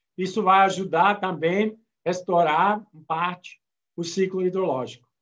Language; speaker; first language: Portuguese; non-native, fluent; English